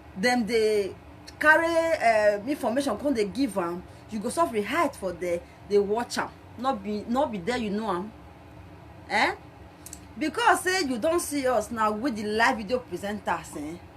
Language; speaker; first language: Nigerian Pidgin; non-native, local second language; Bini